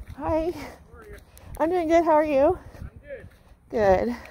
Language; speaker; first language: English; native; English